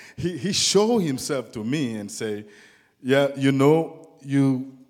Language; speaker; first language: English; non-native, fluent; Dyula